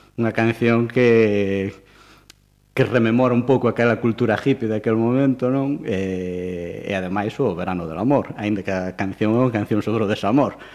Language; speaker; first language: Galician; native; Galician